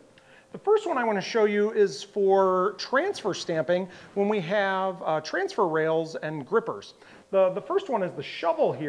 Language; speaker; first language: English; native; English